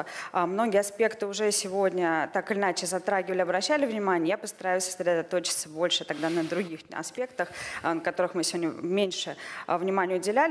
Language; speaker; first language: Russian; native; Russian